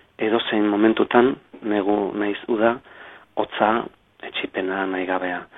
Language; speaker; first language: Basque; native; Basque